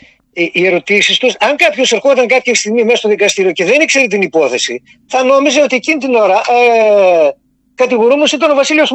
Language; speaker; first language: Greek; native; Greek